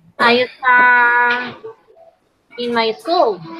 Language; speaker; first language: English; non-native, learner; Spanish